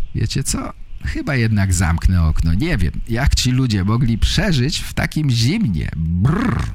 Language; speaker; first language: Polish; native; Polish